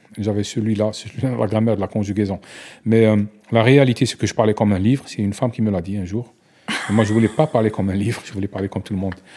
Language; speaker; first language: French; non-native, local second language; Arabic